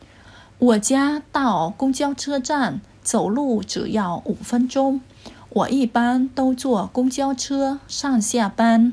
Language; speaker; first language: Chinese; non-native, fluent; Vietnamese